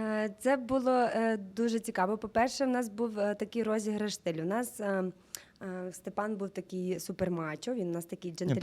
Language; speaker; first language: Ukrainian; native; Ukrainian